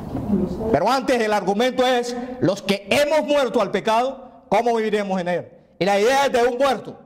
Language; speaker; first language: Spanish; native; Spanish